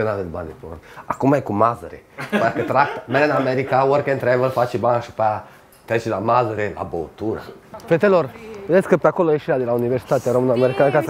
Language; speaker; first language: Romanian; native; Romanian